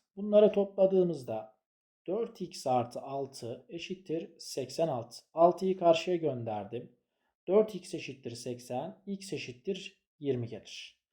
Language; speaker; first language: Turkish; native; Turkish